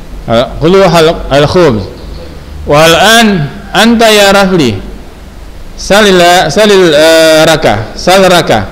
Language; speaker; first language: Arabic; non-native, fluent; Indonesian